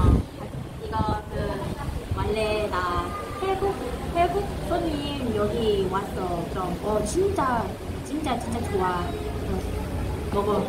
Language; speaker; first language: Korean; non-native, learner; Vietnamese